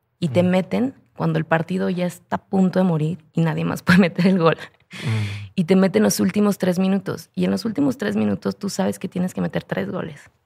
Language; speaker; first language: Spanish; native; Spanish